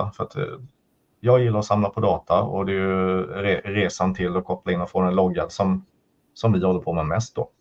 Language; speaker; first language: Swedish; native; Swedish